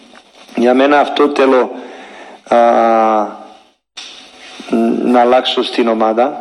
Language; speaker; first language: Greek; non-native, learner; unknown